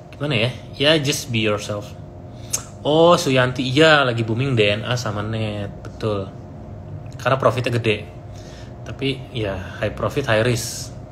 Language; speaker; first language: Indonesian; native; Indonesian